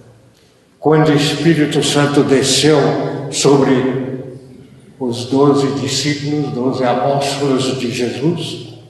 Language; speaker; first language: Portuguese; early bilingual, other home language; Japanese